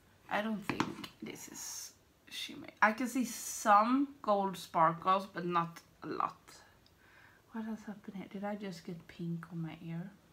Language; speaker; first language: English; non-native, fluent; Swedish